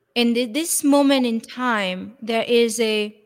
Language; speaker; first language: English; non-native, fluent; French